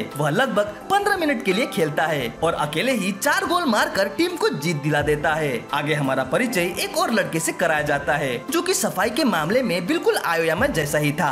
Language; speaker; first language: Hindi; native; Hindi